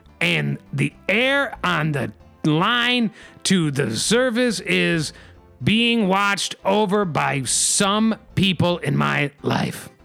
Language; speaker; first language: English; native; English